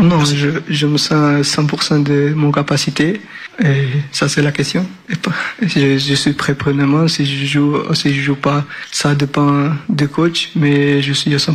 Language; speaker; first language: French; non-native, learner; Portuguese